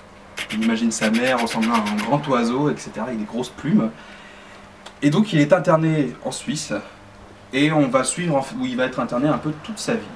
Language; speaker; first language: French; native; French